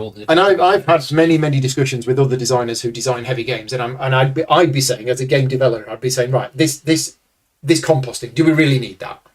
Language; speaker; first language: English; native; English